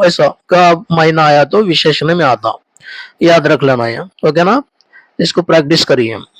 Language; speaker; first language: Hindi; non-native, local second language; Telugu